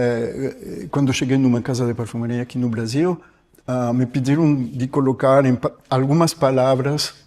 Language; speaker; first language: Portuguese; non-native, fluent; French